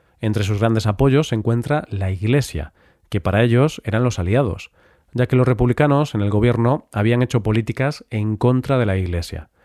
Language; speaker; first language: Spanish; native; Spanish